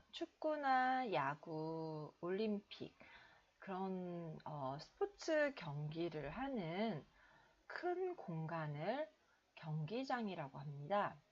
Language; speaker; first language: Korean; native; Korean